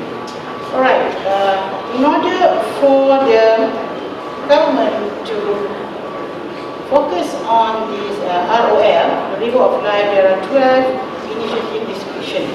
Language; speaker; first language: English; non-native, local second language; Malay